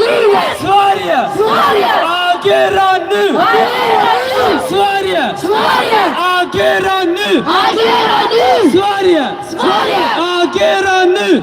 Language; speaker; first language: Swedish; early bilingual, other home language; Tigrinya